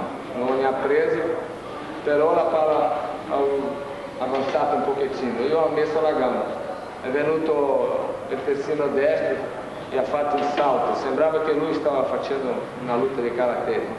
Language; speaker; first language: Italian; non-native, fluent; Portuguese